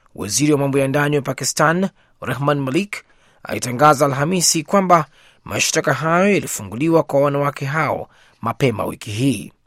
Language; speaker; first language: Swahili; native; Swahili